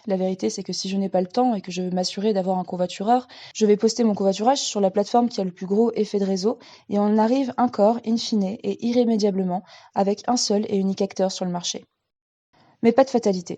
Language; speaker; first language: French; native; French